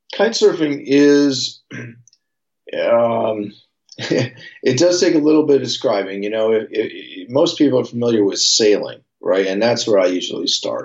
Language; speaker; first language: English; native; English